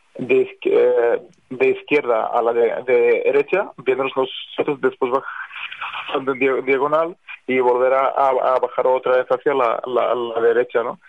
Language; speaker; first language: Spanish; non-native, fluent; Serbian